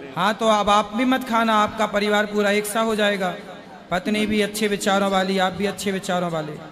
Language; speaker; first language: Hindi; native; Hindi